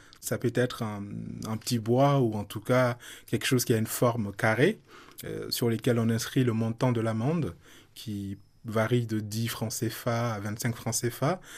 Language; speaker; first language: French; non-native, local second language; Soninke